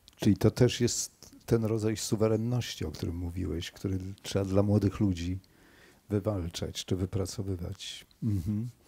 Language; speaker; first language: Polish; native; Polish